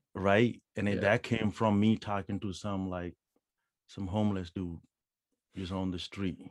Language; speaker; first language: English; non-native, local second language; Punjabi